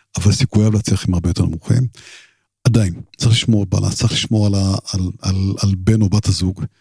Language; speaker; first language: Hebrew; native; Hebrew